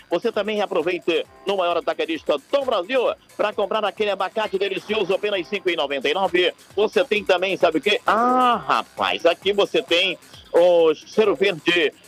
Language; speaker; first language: Portuguese; native; Portuguese